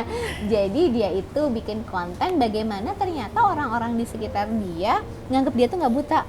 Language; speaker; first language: Indonesian; native; Indonesian